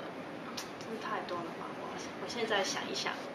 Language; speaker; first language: Chinese; non-native, local second language; Cantonese